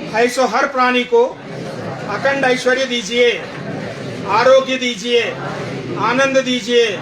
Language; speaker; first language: Hindi; non-native, local second language; Telugu